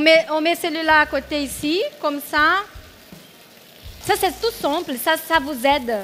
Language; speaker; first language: French; non-native, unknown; Portuguese